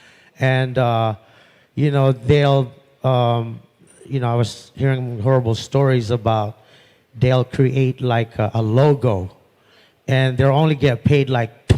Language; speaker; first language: English; non-native, local second language; Pampanga